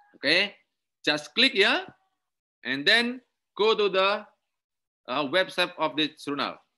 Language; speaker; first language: English; non-native, learner; Indonesian